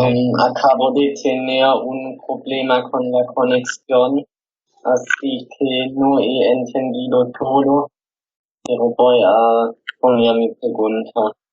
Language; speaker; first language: Spanish; non-native, fluent; German